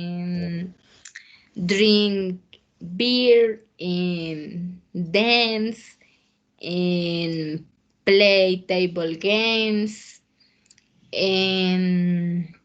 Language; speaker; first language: English; non-native, learner; Spanish